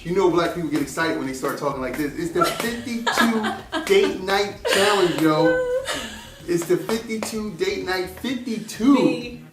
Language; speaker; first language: English; native; English